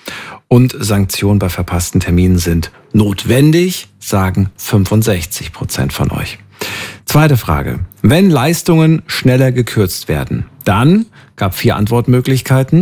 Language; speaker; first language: German; native; German